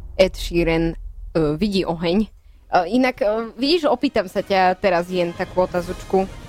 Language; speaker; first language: Slovak; native; Slovak